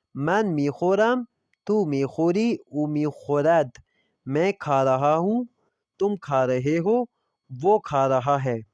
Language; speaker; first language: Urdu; non-native, local second language; Punjabi